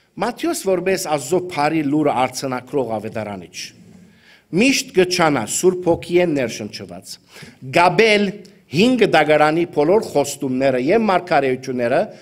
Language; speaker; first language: Armenian; early bilingual, heritage; Armenian